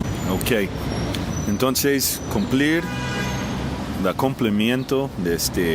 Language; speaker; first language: Spanish; non-native, fluent; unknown